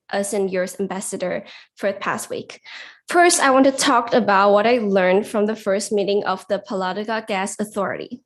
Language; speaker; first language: English; non-native, learner; Chinese